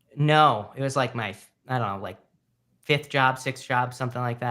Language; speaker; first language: English; native; English